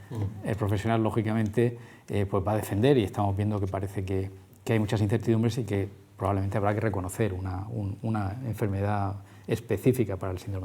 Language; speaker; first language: Spanish; native; Spanish